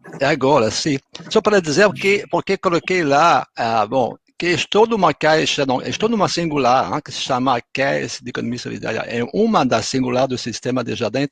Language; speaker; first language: Portuguese; non-native, fluent; French